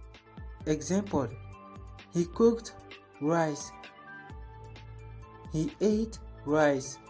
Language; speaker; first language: English; non-native, fluent; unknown